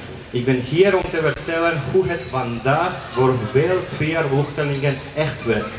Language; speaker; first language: Dutch; non-native, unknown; Georgian